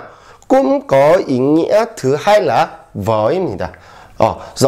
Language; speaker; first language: Vietnamese; non-native, fluent; Korean